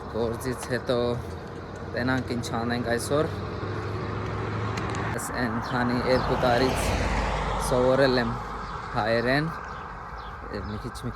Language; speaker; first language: Armenian; non-native, learner; Hindi